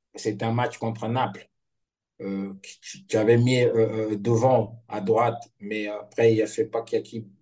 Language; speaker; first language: French; non-native, fluent; Portuguese